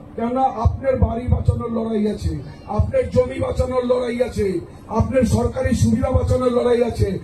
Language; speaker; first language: Bangla; non-native, local second language; Hindi